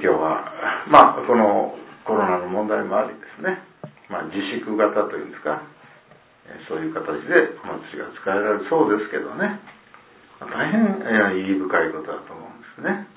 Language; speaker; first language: Japanese; native; Japanese